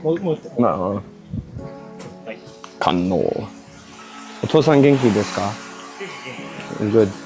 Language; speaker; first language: Japanese; non-native, learner; English